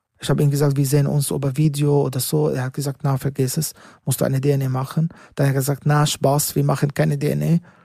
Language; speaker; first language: German; non-native, learner; Arabic